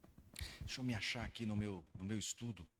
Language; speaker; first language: Portuguese; native; Portuguese